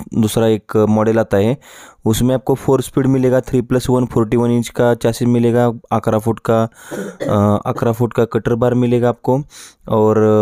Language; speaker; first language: Hindi; non-native, local second language; Marathi